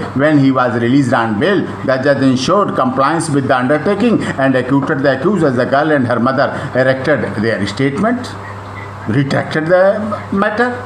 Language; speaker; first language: English; non-native, local second language; Hindi